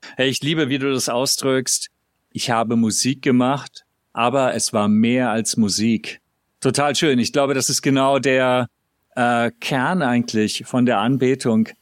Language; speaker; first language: German; native; German